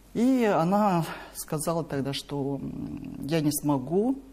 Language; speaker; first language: Russian; non-native, local second language; Korean